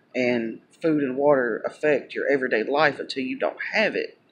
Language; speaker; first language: English; native; English